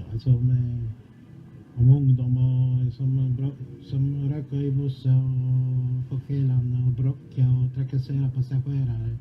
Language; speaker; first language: Swedish; non-native, fluent; Polish